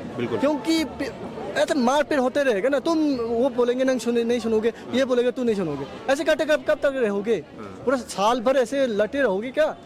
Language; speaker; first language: Hindi; non-native, local second language; Manipuri